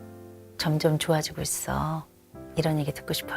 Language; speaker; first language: Korean; native; Korean